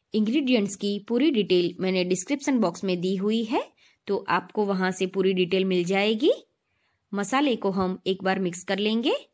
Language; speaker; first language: Hindi; non-native, local second language; Gujarati